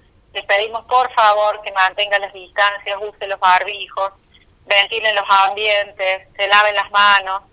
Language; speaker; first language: Spanish; native; Spanish